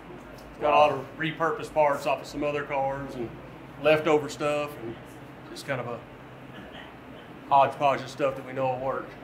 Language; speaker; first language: English; native; English